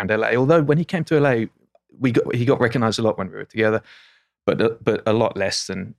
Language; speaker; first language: English; native; English